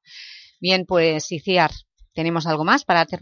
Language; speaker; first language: Spanish; native; Spanish